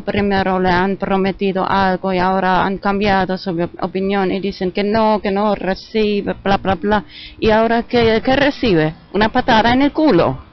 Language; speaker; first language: Spanish; non-native, fluent; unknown